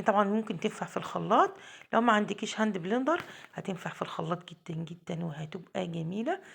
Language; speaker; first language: Arabic; native; Arabic